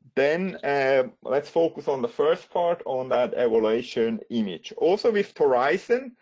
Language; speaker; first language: English; non-native, fluent; German